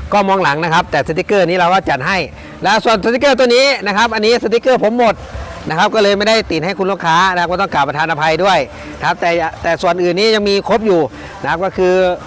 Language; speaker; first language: Thai; non-native, local second language; Northeastern Thai